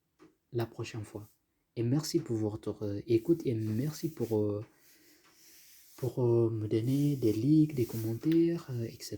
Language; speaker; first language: French; non-native, fluent; Tigrinya